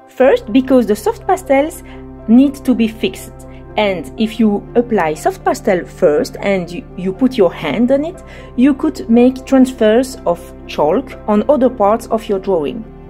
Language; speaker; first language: English; non-native, fluent; French